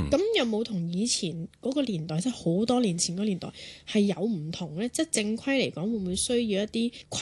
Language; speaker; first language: Cantonese; native; Cantonese